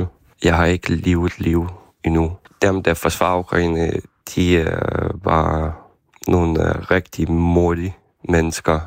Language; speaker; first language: Danish; non-native, fluent; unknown